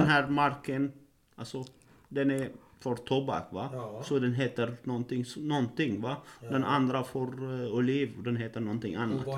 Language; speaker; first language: Swedish; non-native, fluent; Arabic